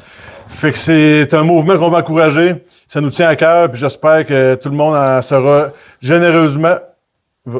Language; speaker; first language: French; native; French